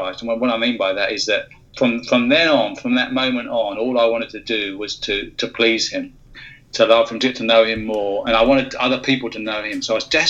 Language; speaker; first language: English; native; English